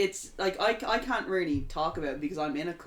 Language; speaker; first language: English; native; English